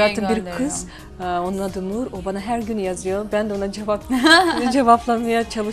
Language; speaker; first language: Turkish; non-native, fluent; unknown